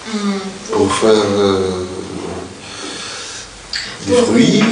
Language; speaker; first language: French; non-native, learner; Russian